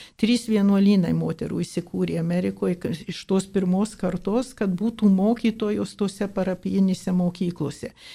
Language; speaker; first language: Lithuanian; early bilingual, heritage; Lithuanian